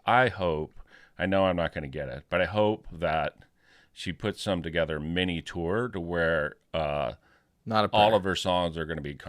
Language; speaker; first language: English; native; English